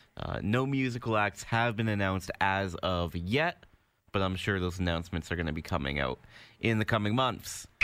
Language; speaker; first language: English; native; English